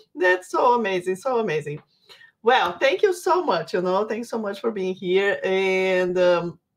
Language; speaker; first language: English; non-native, fluent; Portuguese